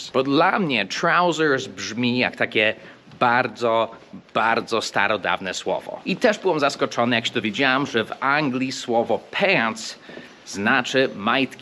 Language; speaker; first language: Polish; non-native, fluent; English